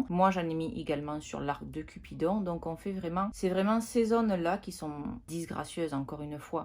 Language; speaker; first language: French; native; French